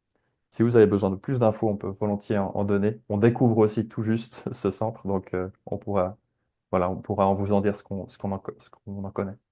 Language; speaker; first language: French; native; French